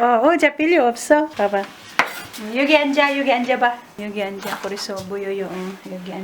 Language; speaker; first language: Korean; non-native, learner; Filipino